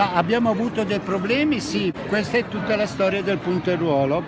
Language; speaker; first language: Italian; native; Italian